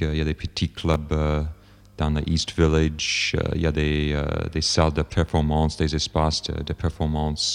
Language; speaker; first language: French; non-native, fluent; English